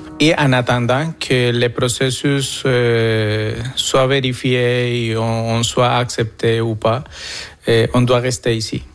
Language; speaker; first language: French; non-native, fluent; Spanish